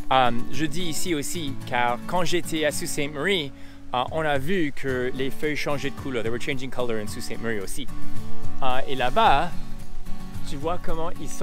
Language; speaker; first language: French; non-native, local second language; English